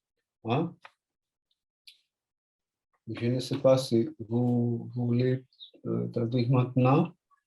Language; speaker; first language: French; non-native, fluent; Portuguese